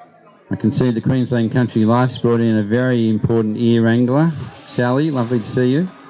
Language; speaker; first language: English; native; English